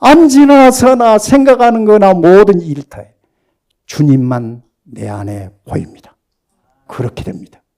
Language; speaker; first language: Korean; native; Korean